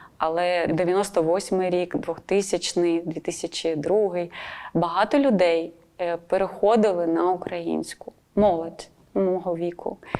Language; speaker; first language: Ukrainian; non-native, local second language; Russian